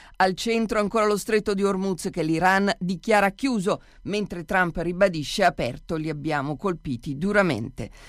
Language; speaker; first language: Italian; native; Italian